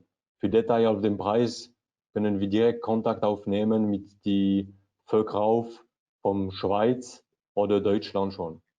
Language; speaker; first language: German; non-native, learner; French